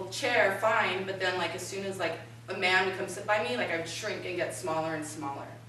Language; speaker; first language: English; native; English